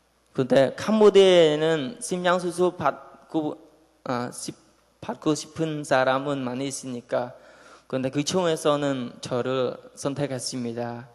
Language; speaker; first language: Korean; non-native, learner; Khmer